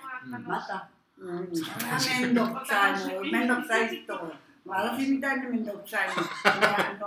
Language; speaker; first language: Japanese; non-native, learner; Spanish